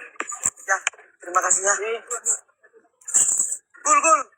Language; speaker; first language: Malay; non-native, local second language; Javanese